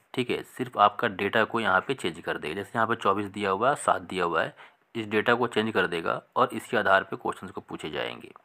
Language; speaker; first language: Hindi; native; Hindi